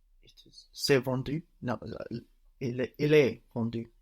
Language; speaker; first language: French; non-native, learner; English